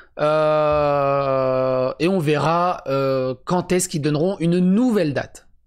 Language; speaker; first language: French; native; French